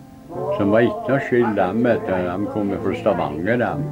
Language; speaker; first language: Norwegian; early bilingual, heritage; Norwegian